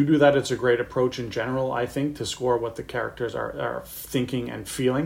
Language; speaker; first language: English; native; English